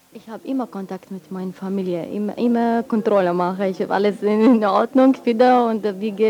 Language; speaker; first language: German; non-native, learner; Arabic